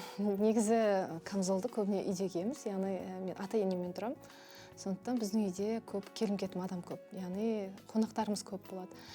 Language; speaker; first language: Kazakh; early bilingual, heritage; Kazakh